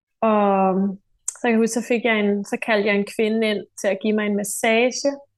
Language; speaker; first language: Danish; native; Danish